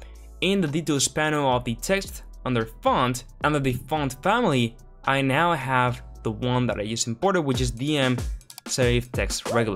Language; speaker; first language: English; non-native, fluent; Spanish